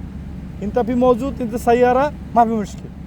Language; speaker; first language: Arabic; non-native, learner; Bangla